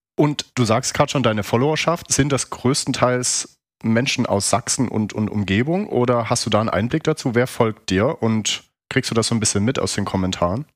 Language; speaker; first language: German; native; German